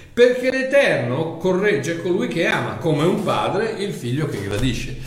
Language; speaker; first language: Italian; non-native, fluent; English